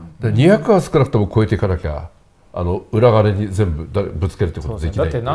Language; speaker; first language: Japanese; native; Japanese